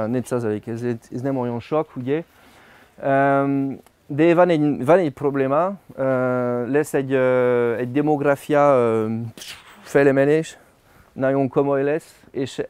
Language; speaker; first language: Hungarian; non-native, learner; French